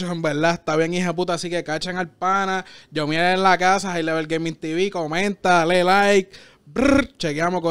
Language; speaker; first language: Spanish; native; Spanish